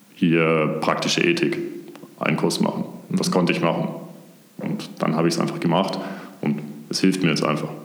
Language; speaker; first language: German; native; German